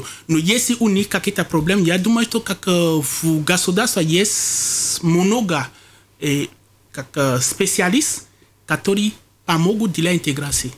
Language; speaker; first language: Russian; non-native, fluent; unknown